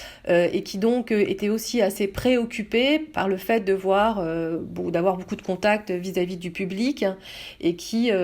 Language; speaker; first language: French; native; French